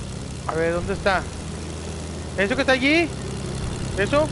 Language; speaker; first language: Spanish; native; Spanish